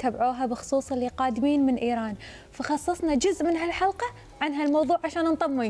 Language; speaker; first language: Arabic; native; Arabic